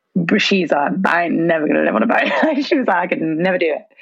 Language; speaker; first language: English; native; English